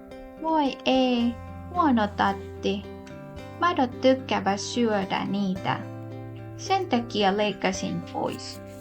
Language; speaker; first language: Finnish; non-native, learner; Thai